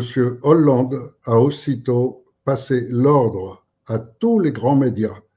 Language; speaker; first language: French; native; French